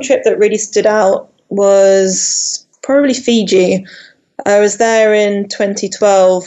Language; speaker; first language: English; native; English